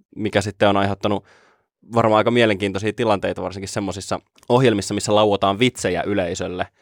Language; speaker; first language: Finnish; native; Finnish